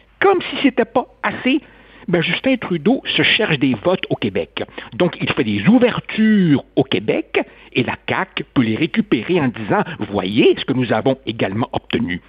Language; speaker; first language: French; native; French